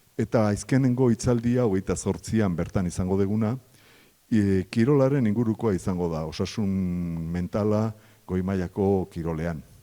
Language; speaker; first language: Basque; native; Basque